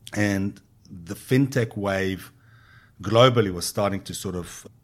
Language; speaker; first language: English; non-native, fluent; Hebrew